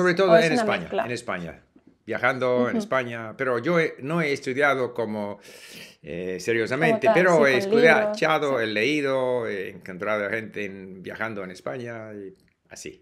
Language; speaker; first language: Spanish; non-native, fluent; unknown